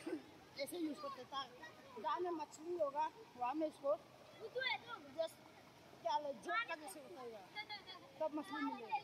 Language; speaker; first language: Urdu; non-native, local second language; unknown